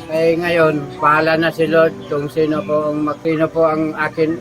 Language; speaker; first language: Filipino; non-native, local second language; Waray